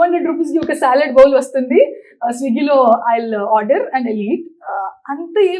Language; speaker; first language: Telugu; non-native, learner; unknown